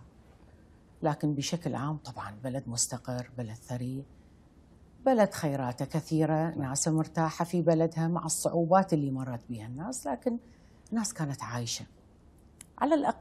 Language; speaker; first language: Arabic; native; Arabic